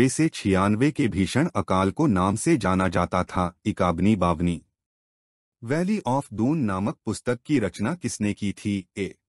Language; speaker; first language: Hindi; native; Hindi